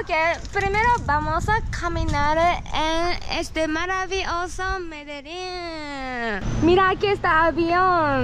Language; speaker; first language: Spanish; non-native, learner; Japanese